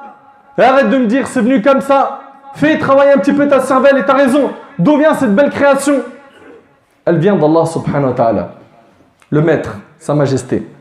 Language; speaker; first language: French; native; French